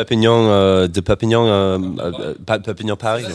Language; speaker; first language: French; non-native, learner; English